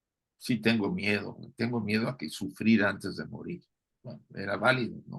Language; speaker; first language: Spanish; native; Spanish